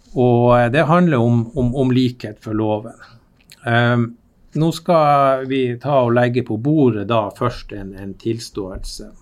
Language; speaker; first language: Norwegian; native; Norwegian